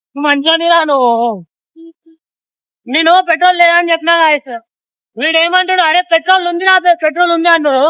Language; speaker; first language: Telugu; native; Telugu